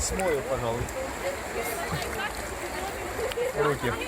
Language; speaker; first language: Russian; native; Russian